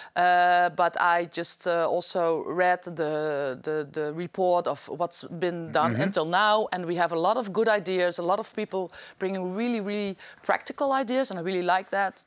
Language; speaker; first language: English; non-native, fluent; Dutch